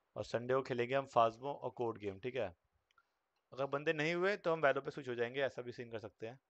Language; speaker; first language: Hindi; native; Hindi